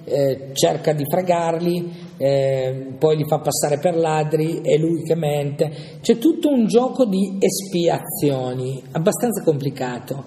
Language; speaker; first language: Italian; native; Italian